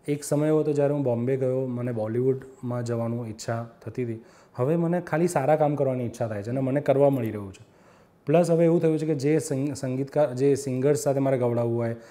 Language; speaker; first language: Gujarati; native; Gujarati